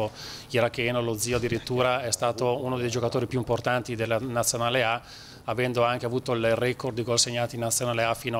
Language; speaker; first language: Italian; native; Italian